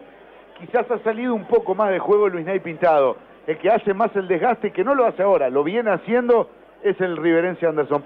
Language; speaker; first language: Spanish; native; Spanish